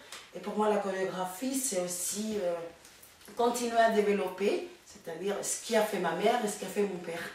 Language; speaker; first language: French; non-native, fluent; Spanish